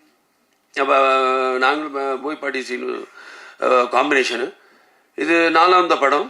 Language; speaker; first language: Tamil; non-native, learner; Telugu